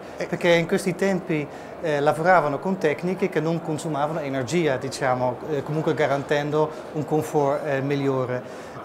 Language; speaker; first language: Italian; non-native, fluent; Dutch